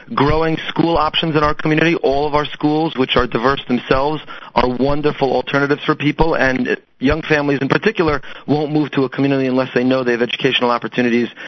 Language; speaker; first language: English; native; English